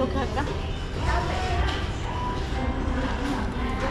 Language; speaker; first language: Korean; non-native, learner; French